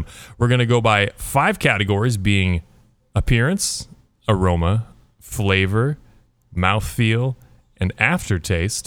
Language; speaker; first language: English; native; English